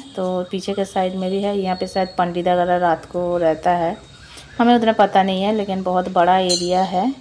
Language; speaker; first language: Hindi; non-native, local second language; Odia